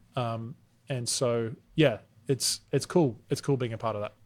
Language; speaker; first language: English; native; English